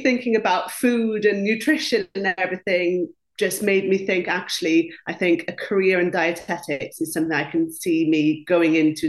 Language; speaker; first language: English; non-native, local second language; Welsh